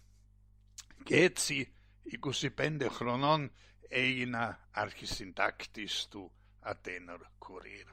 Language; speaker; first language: Greek; non-native, fluent; German